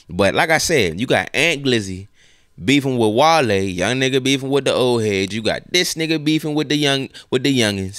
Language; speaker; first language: English; native; English